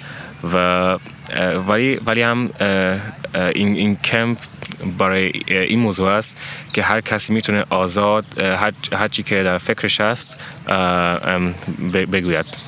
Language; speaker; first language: Persian; early bilingual, heritage; Persian